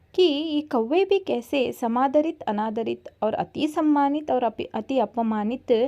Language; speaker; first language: Hindi; non-native, local second language; Kannada